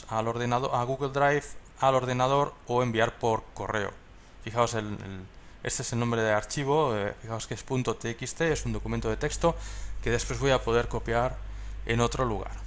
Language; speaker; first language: Spanish; native; Spanish